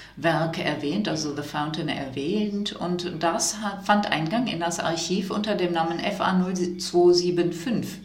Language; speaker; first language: German; non-native, fluent; French